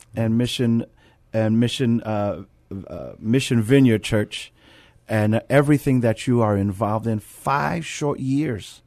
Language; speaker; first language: English; native; English